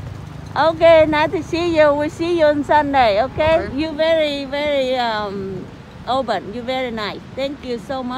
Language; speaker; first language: English; non-native, learner; Vietnamese